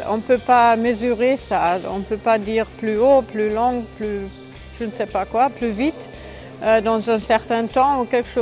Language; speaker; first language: French; non-native, fluent; German